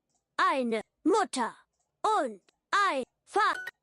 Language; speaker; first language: German; non-native, learner; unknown